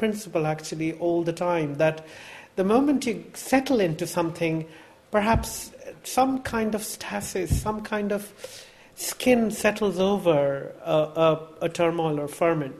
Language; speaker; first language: English; non-native, local second language; Bangla